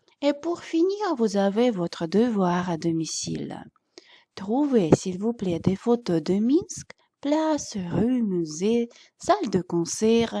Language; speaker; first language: French; non-native, fluent; Russian